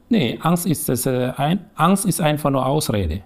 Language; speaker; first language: German; non-native, learner; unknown